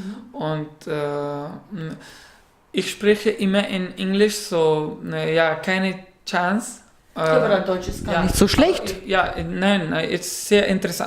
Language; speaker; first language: German; non-native, learner; Pashto